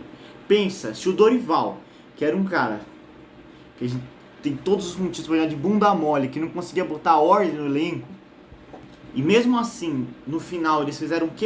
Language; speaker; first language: Portuguese; native; Portuguese